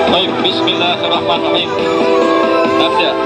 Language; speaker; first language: Arabic; non-native, learner; Indonesian